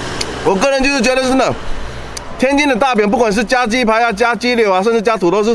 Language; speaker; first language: Chinese; native; Chinese